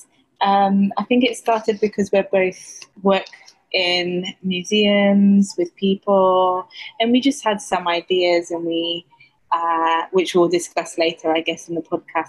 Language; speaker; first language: English; non-native, fluent; Greek